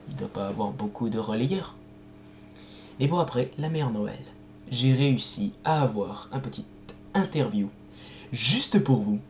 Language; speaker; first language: French; native; French